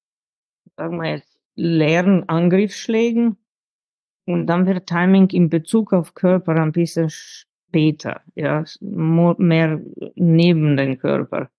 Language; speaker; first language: German; non-native, fluent; Slovenian